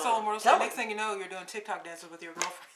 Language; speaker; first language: English; native; English